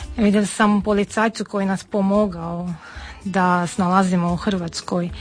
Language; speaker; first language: Serbian; non-native, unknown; Armenian